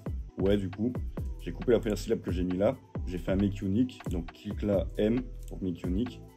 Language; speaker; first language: French; native; French